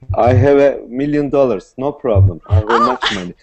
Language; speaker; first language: English; non-native, learner; Turkish